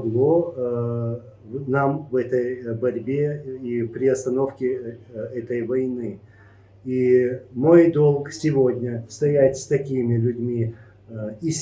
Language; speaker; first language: Russian; non-native, local second language; Chechen